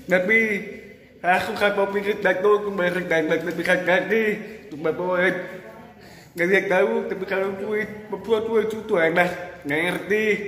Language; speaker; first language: Indonesian; non-native, learner; Vietnamese